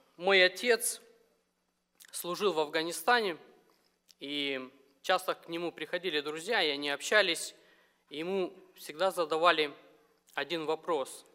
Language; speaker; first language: Russian; non-native, local second language; Romanian